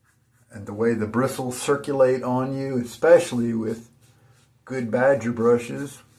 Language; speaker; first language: English; native; English